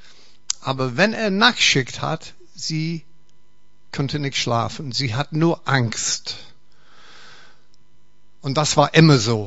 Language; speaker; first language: German; non-native, fluent; English